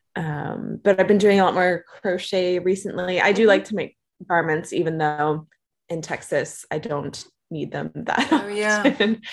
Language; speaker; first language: English; native; English